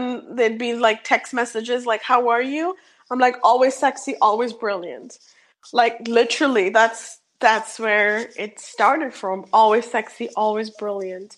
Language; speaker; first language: English; non-native, local second language; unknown